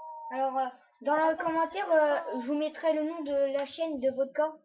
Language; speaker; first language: French; native; French